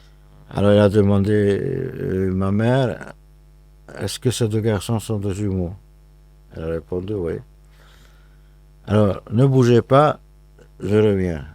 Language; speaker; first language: French; non-native, fluent; Hungarian